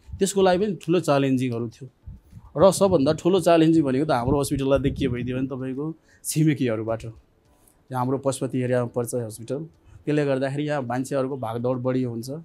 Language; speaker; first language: Nepali; non-native, local second language; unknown